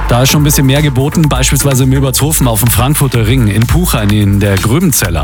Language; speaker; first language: German; native; German